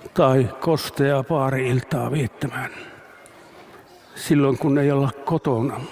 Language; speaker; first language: Finnish; native; Finnish